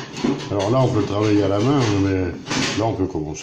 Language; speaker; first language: French; native; French